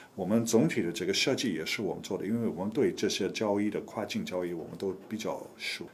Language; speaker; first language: Chinese; non-native, fluent; English